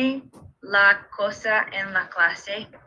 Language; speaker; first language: Spanish; non-native, learner; English